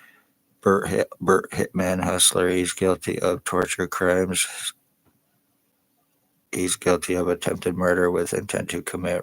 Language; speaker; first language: English; native; English